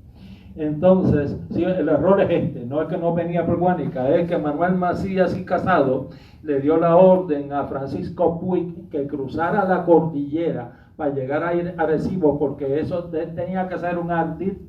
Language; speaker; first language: Spanish; native; Spanish